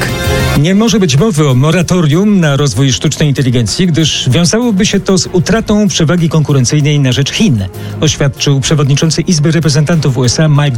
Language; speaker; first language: Polish; native; Polish